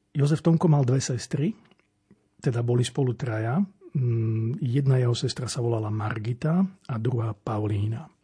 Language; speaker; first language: Slovak; native; Slovak